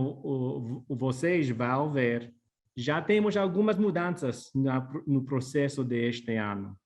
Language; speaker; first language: Portuguese; non-native, fluent; English